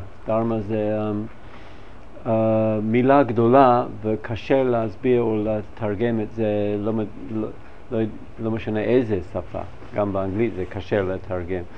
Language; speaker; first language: Hebrew; non-native, fluent; English